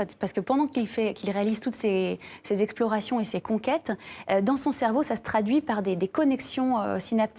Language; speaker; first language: French; native; French